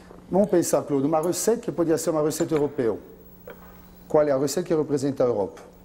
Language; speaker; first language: Portuguese; non-native, fluent; French